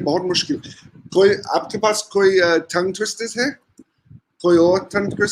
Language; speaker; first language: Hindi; non-native, learner; English